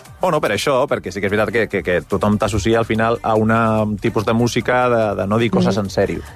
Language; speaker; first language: Catalan; non-native, local second language; Spanish